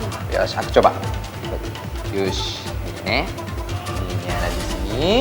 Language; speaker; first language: Indonesian; non-native, fluent; Japanese